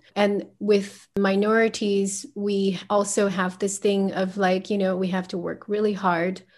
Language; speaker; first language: English; early bilingual, other home language; Chinese